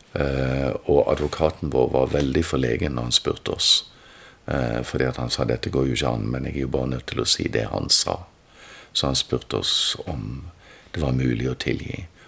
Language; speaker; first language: Norwegian; native; Norwegian